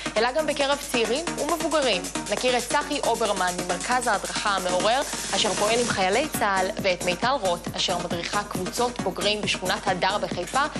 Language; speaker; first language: Hebrew; native; Hebrew